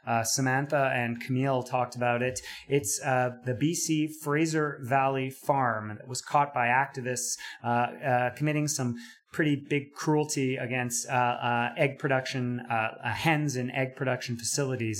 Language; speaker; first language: English; native; English